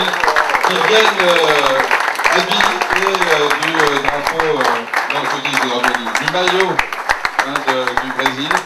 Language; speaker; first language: French; native; French